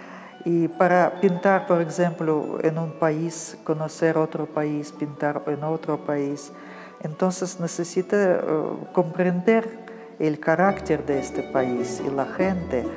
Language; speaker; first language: Spanish; non-native, fluent; Russian